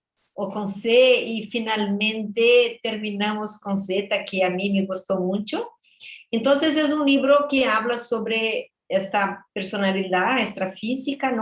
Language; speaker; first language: Spanish; non-native, fluent; Portuguese